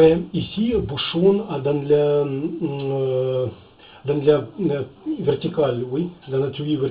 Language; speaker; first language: French; non-native, learner; Russian